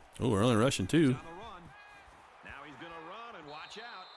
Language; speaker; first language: English; native; English